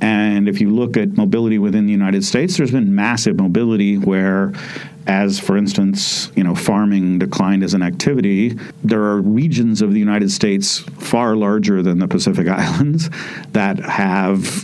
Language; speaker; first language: English; native; English